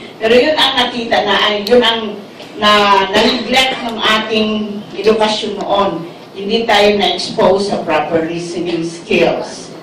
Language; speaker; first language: Filipino; non-native, local second language; Waray